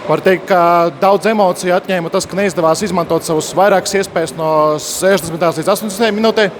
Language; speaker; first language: Latvian; native; Latvian